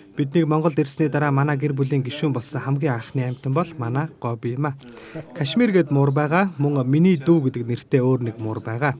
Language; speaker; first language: Mongolian; non-native, fluent; Turkish